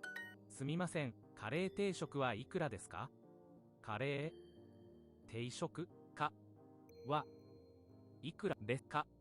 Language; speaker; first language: Japanese; non-native, learner; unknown